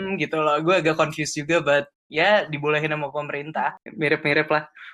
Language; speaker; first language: Indonesian; native; Indonesian